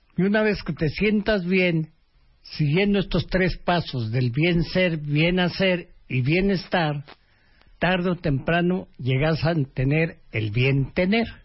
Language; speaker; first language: Spanish; early bilingual, other home language; Japanese